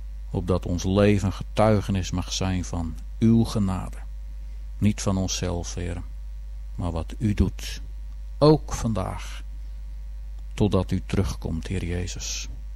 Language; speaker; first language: Dutch; native; Dutch